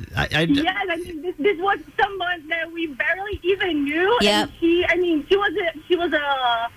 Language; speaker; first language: English; non-native, fluent; Portuguese